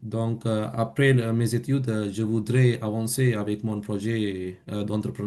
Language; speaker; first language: French; non-native, fluent; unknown